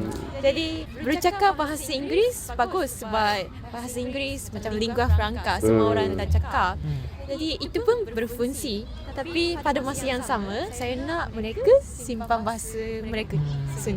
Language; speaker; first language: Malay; non-native, fluent; Japanese